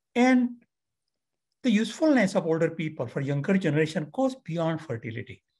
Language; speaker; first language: English; non-native, local second language; Marathi